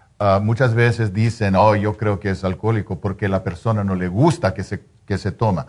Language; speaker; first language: Spanish; non-native, fluent; English